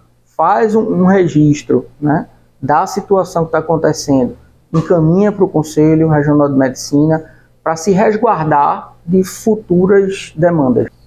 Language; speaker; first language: Portuguese; native; Portuguese